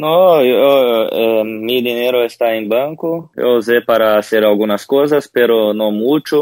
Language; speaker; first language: Spanish; non-native, learner; Portuguese